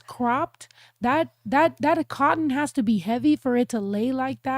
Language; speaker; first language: English; early bilingual, other home language; Spanish